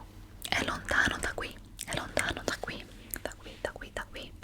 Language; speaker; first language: Italian; early bilingual, heritage; English